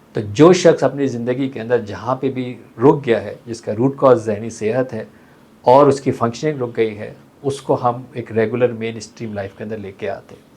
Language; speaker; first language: Urdu; native; Urdu